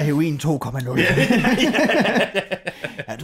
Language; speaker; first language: Danish; native; Danish